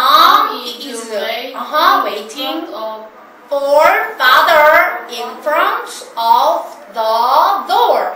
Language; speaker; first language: English; non-native, fluent; Korean